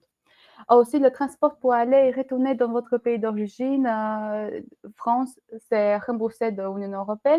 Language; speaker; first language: French; non-native, learner; Albanian